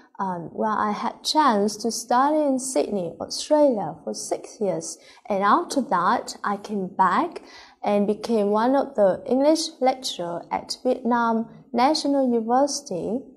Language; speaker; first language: English; non-native, fluent; Vietnamese